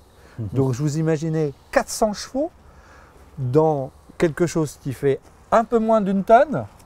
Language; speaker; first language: French; native; French